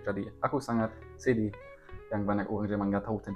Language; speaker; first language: Indonesian; non-native, learner; German